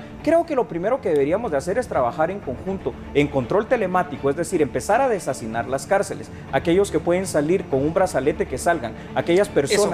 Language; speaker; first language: Spanish; native; Spanish